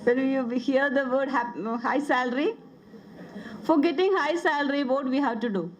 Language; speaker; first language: English; non-native, local second language; Malayalam